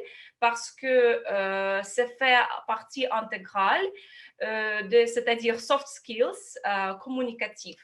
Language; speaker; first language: French; non-native, fluent; Russian